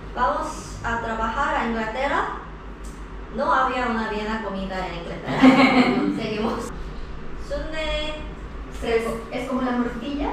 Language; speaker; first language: Spanish; non-native, learner; Korean